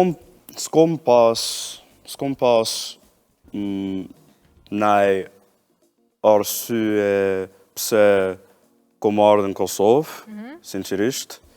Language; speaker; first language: Albanian; non-native, learner; English